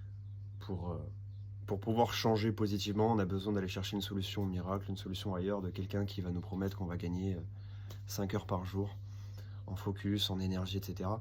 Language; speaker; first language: French; native; French